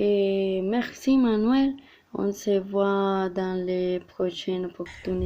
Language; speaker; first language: French; non-native, learner; Spanish